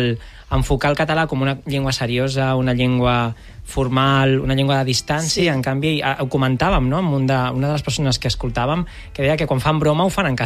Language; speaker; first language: Catalan; native; Catalan